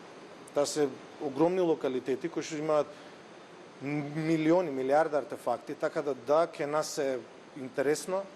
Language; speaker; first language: Macedonian; native; Macedonian